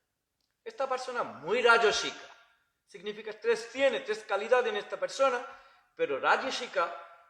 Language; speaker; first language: Spanish; non-native, learner; Bangla